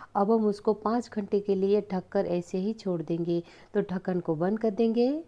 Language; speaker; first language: Hindi; non-native, local second language; Gujarati